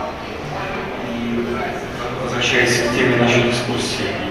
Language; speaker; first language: Russian; native; Russian